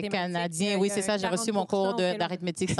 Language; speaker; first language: French; native; French